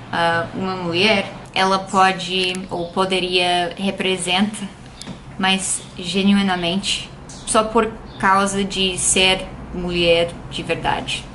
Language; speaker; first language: Portuguese; non-native, fluent; English